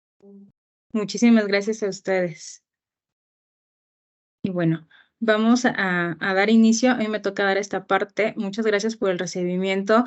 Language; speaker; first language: Spanish; native; Spanish